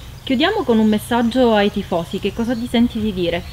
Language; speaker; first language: Italian; native; Italian